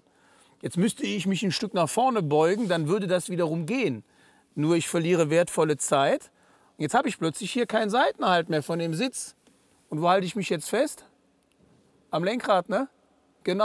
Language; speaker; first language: German; native; German